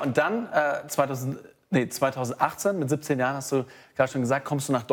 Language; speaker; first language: German; native; German